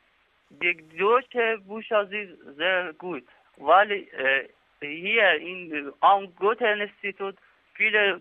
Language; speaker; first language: German; non-native, learner; Persian